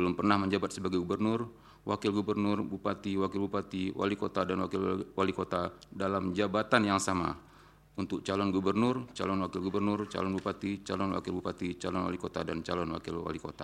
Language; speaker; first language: Indonesian; native; Indonesian